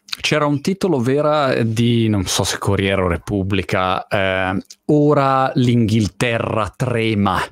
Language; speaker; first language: Italian; native; Italian